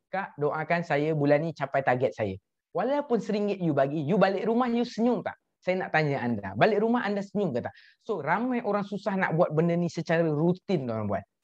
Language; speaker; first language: Malay; native; Malay